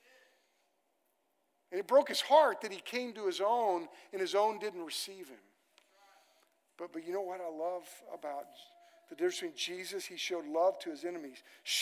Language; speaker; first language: English; native; English